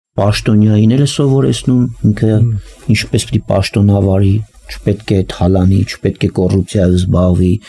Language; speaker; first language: Armenian; native; Armenian